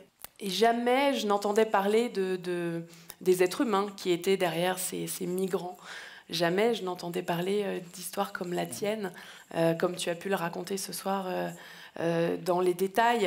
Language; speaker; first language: French; native; French